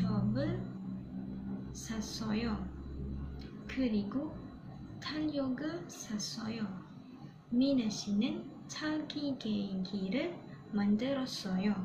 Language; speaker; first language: Korean; non-native, learner; Malay